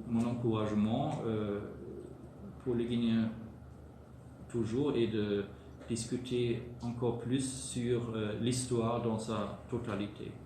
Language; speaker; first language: French; non-native, fluent; German